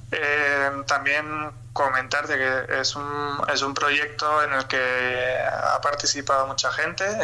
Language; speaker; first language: Spanish; early bilingual, other home language; German